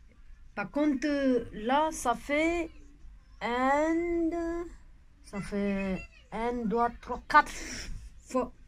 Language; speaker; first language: French; non-native, local second language; Romanian